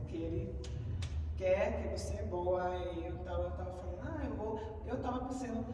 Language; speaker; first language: Portuguese; non-native, learner; Swedish